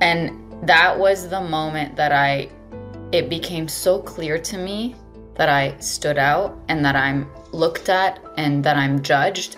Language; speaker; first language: English; non-native, fluent; Arabic